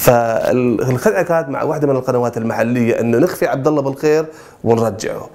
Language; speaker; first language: Arabic; native; Arabic